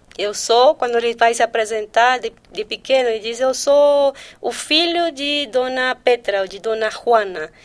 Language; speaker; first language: Portuguese; early bilingual, heritage; Portuguese